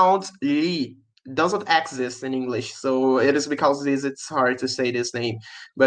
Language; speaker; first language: English; non-native, learner; Portuguese